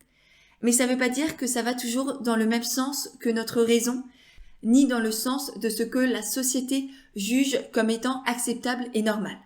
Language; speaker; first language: French; native; French